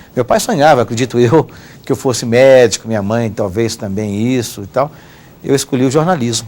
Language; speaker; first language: Portuguese; native; Portuguese